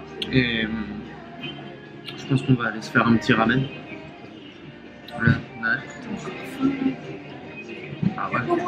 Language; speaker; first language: French; native; French